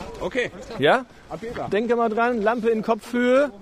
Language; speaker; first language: German; native; German